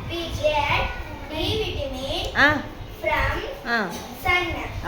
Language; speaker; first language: English; non-native, learner; Tamil